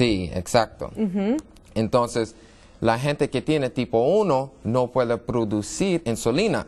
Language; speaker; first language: Spanish; non-native, learner; English